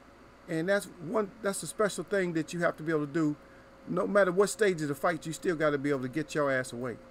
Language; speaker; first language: English; native; English